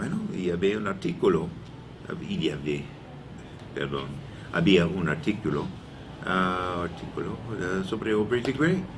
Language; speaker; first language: Spanish; non-native, learner; English